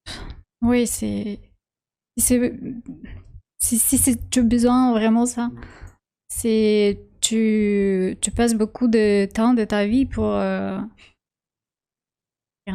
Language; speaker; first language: French; non-native, learner; Russian